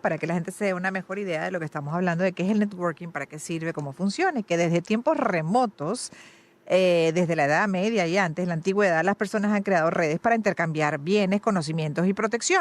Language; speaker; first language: Spanish; native; Spanish